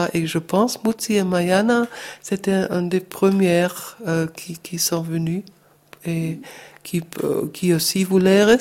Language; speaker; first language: French; non-native, fluent; German